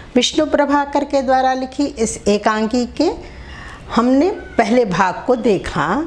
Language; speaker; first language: Hindi; non-native, local second language; Telugu